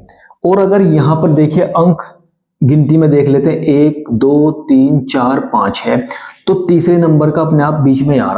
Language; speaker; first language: Hindi; native; Hindi